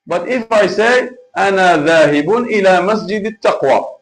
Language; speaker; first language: Arabic; non-native, fluent; Malay